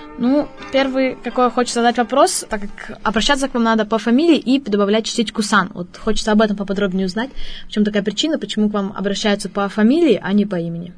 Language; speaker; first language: Russian; native; Russian